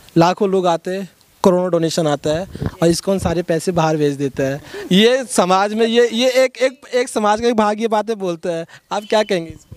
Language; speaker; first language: Hindi; native; Hindi